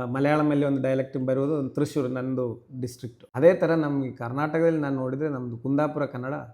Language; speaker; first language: Kannada; non-native, local second language; Malayalam